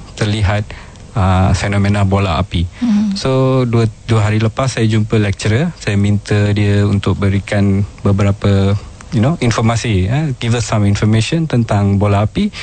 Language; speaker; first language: Malay; non-native, local second language; Tamil